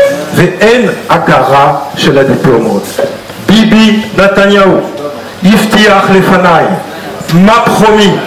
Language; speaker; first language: Hebrew; non-native, fluent; French